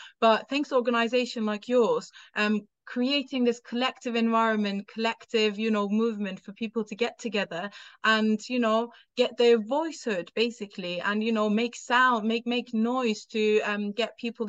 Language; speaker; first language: English; non-native, fluent; Turkish